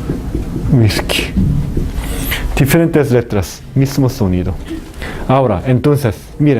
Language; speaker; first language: Spanish; non-native, fluent; Korean